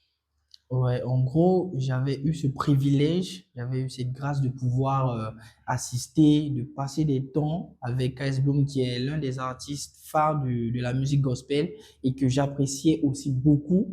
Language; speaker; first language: French; non-native, local second language; Sango